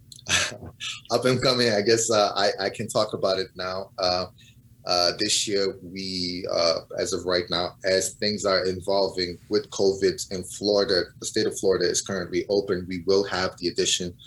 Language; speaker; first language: English; non-native, fluent; Portuguese